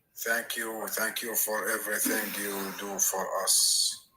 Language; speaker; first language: English; non-native, learner; Arabic